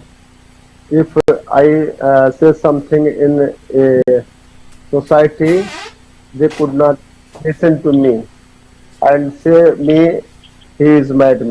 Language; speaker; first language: English; non-native, learner; Hindi